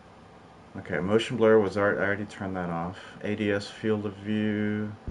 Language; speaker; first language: English; native; English